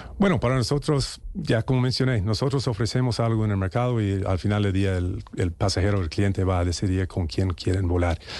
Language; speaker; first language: Spanish; non-native, fluent; English